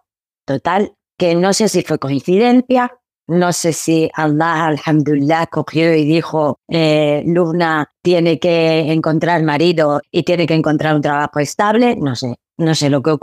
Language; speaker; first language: Spanish; early bilingual, other home language; Arabic